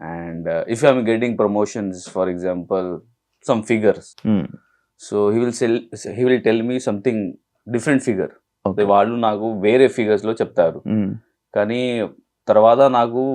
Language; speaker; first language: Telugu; non-native, learner; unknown